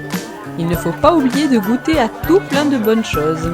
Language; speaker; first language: French; native; French